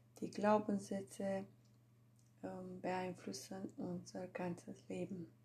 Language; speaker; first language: German; non-native, fluent; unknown